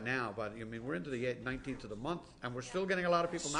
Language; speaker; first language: English; native; English